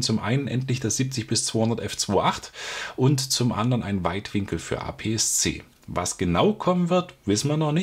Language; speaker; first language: German; native; German